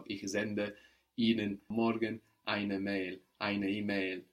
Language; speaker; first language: German; non-native, fluent; English